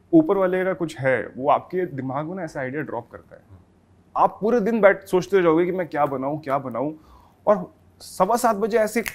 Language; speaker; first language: Hindi; native; Hindi